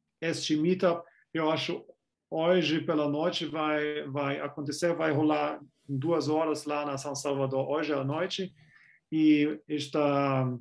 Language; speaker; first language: Portuguese; non-native, fluent; German